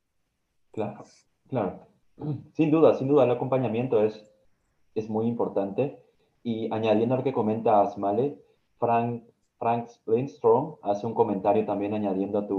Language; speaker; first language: Spanish; native; Spanish